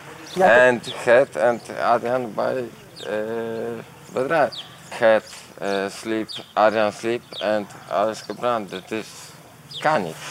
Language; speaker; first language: Dutch; non-native, learner; Polish